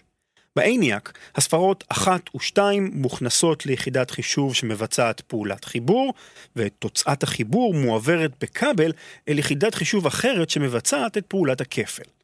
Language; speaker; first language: Hebrew; native; Hebrew